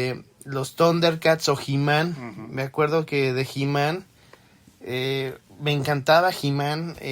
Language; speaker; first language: Spanish; native; Spanish